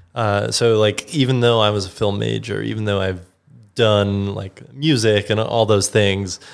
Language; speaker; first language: English; native; English